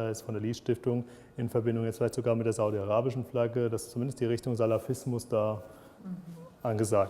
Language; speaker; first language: German; native; German